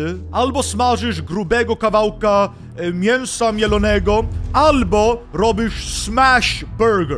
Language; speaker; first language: Polish; non-native, learner; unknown